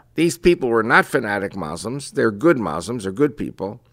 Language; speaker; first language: English; early bilingual, other home language; Spanish